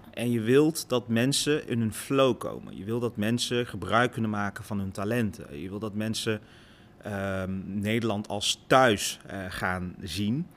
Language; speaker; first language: Dutch; early bilingual, other home language; Lingala